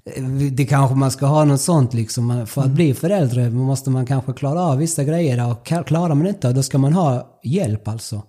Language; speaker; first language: Swedish; early bilingual, other home language; Spanish